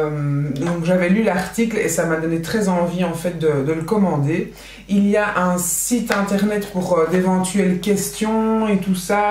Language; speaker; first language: French; native; French